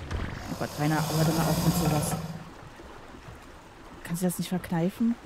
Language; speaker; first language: German; native; German